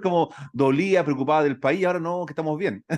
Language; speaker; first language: Spanish; native; Spanish